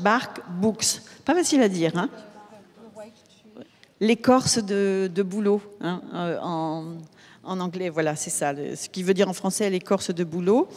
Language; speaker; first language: French; native; French